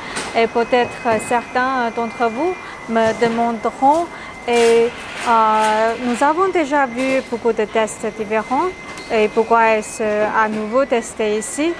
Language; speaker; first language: French; non-native, learner; Chinese